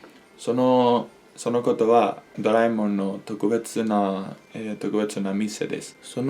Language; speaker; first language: Japanese; non-native, learner; Spanish